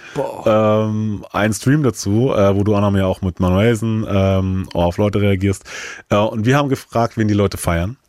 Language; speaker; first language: German; native; German